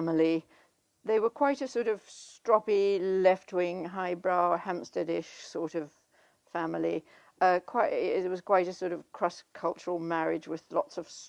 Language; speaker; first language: English; native; English